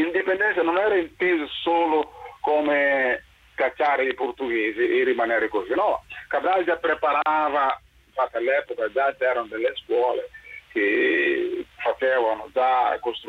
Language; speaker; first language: Italian; non-native, fluent; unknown